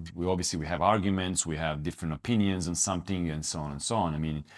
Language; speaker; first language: English; non-native, fluent; Croatian